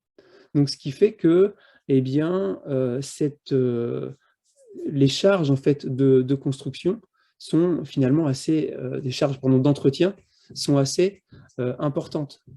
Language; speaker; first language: French; native; French